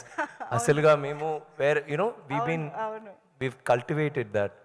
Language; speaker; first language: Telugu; non-native, learner; Tamil